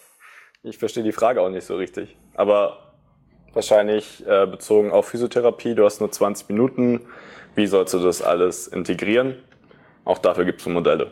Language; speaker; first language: German; native; German